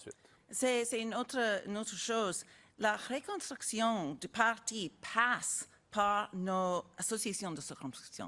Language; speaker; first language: French; non-native, learner; English